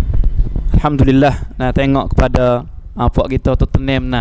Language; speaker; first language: Malay; native; Malay